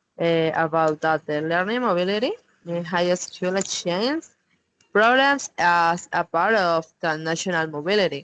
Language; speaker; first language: English; non-native, learner; Spanish